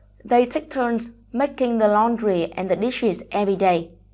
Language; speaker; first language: English; non-native, fluent; Vietnamese